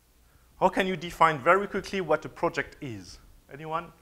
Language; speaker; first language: English; non-native, fluent; French